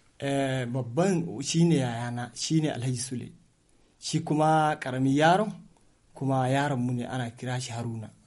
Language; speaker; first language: Hausa; non-native, local second language; Fula